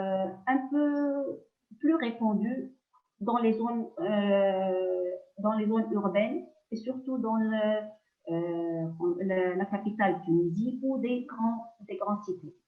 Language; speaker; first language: French; non-native, local second language; Arabic